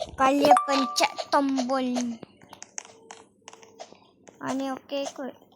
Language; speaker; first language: Malay; native; Malay